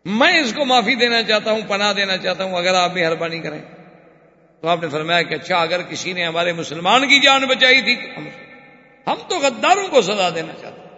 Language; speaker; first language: Urdu; native; Urdu